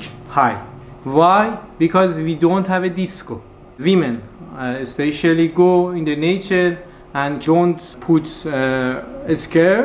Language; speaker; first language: English; non-native, learner; Persian